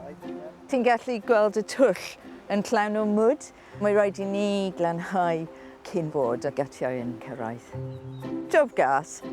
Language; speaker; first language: Welsh; non-native, learner; English